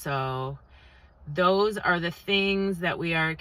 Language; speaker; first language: English; native; English